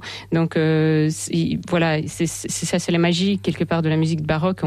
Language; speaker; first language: French; non-native, fluent; Russian